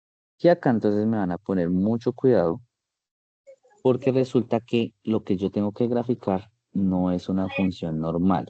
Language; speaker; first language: Spanish; native; Spanish